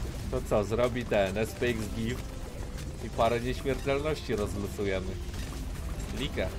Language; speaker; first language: Polish; native; Polish